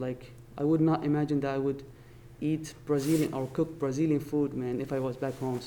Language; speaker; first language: English; non-native, fluent; Arabic